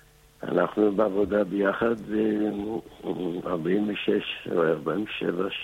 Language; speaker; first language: Hebrew; non-native, fluent; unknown